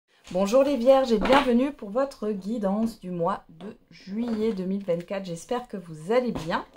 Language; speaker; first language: French; native; French